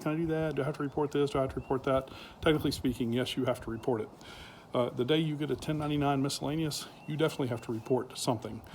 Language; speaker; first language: English; native; English